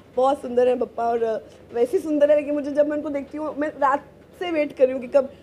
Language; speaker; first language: Hindi; native; Hindi